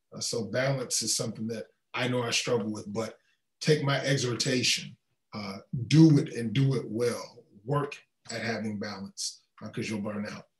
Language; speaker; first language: English; native; English